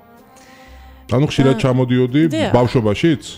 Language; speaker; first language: Georgian; native; Georgian